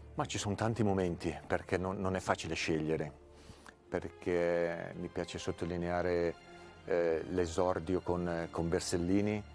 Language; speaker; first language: Italian; native; Italian